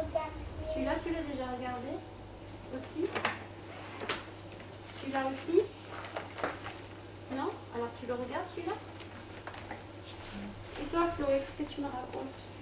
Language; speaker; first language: French; native; French